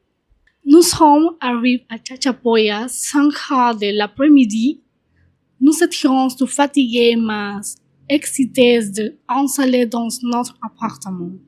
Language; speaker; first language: French; non-native, learner; Spanish